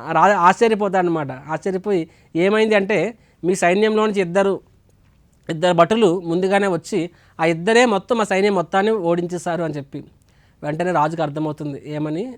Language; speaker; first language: Telugu; native; Telugu